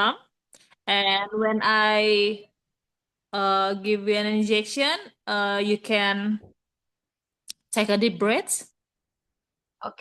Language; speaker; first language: English; non-native, learner; Indonesian